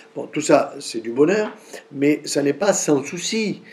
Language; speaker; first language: French; native; French